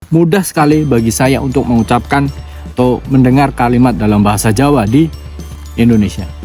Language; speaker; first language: Indonesian; non-native, local second language; Javanese